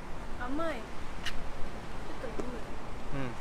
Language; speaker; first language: Japanese; non-native, learner; Vietnamese